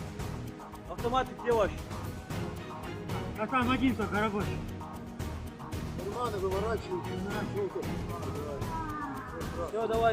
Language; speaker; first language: Russian; native; Russian